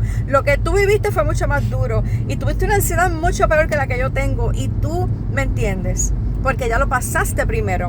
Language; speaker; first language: Spanish; native; Spanish